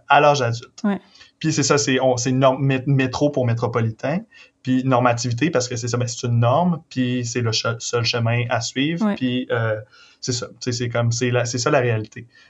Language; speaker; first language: French; native; French